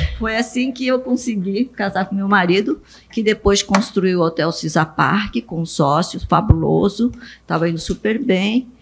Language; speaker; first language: Portuguese; early bilingual, other home language; Japanese